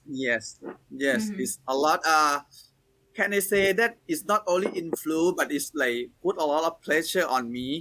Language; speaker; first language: English; non-native, learner; Thai